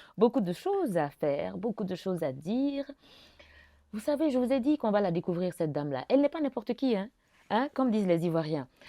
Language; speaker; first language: French; non-native, local second language; Bambara